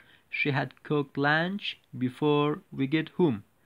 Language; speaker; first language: English; non-native, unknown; Persian